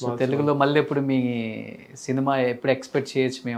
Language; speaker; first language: Telugu; native; Telugu